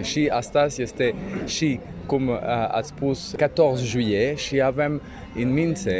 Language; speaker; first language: Romanian; non-native, learner; French